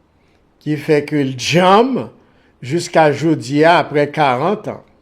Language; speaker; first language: French; non-native, local second language; Haitian Creole